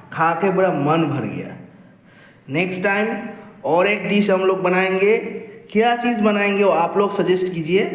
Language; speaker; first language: Hindi; non-native, local second language; Bangla